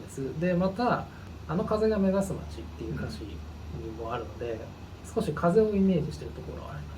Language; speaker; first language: Japanese; native; Japanese